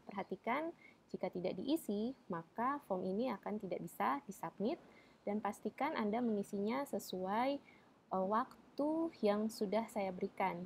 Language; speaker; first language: Indonesian; native; Indonesian